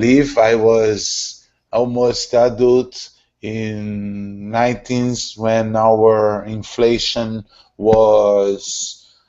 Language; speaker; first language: English; non-native, learner; Portuguese